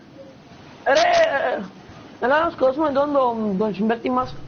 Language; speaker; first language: English; non-native, learner; Greek